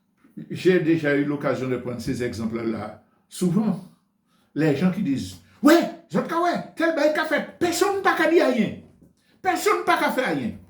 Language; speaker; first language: French; native; French